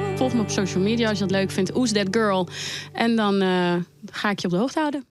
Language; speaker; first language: Dutch; native; Dutch